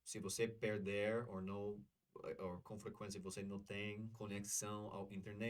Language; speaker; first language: Portuguese; non-native, learner; English